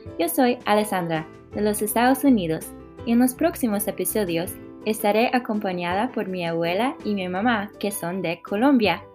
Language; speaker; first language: Spanish; early bilingual, heritage; English